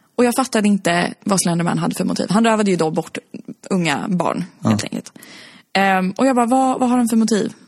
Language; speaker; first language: Swedish; native; Swedish